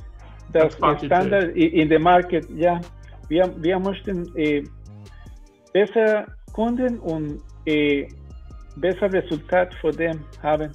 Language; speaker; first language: German; non-native, learner; Spanish